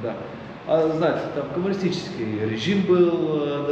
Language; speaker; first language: Russian; non-native, learner; Bulgarian